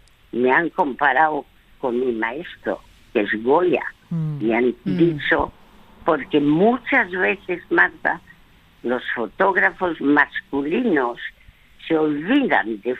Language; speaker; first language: Spanish; early bilingual, other home language; French